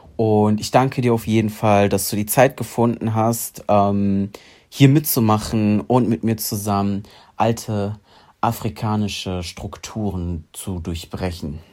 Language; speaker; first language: German; early bilingual, other home language; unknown